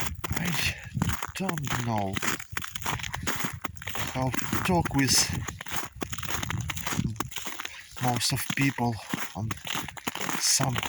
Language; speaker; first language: English; non-native, learner; Ukrainian